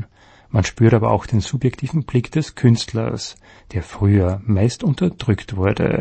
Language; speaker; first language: German; native; German